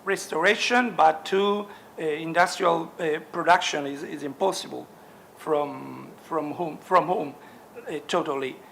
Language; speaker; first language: English; non-native, learner; Italian